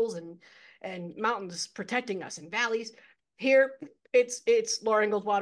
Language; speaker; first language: English; native; English